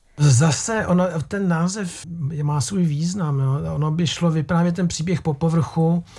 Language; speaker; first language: Czech; native; Czech